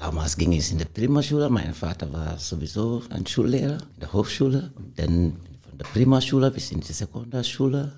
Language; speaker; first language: German; non-native, fluent; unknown